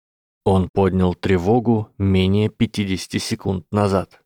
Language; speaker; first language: Russian; native; Russian